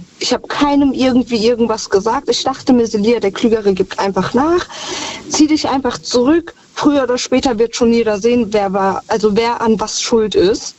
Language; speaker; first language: German; native; German